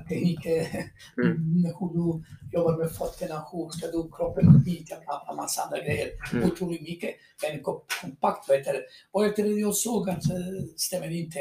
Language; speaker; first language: Swedish; non-native, fluent; Croatian